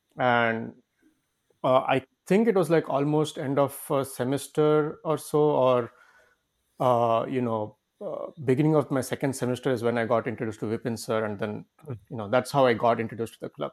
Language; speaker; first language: English; non-native, local second language; Kannada